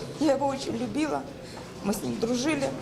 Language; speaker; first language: Ukrainian; non-native, local second language; Russian